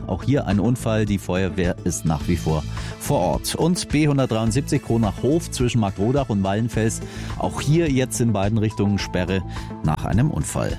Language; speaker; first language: German; native; German